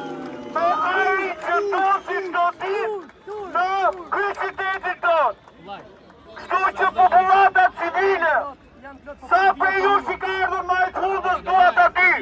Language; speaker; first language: Albanian; native; Albanian